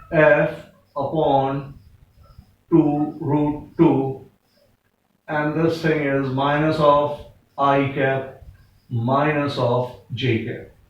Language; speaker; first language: English; non-native, local second language; Hindi